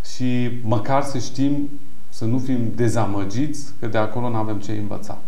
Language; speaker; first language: Romanian; non-native, fluent; Persian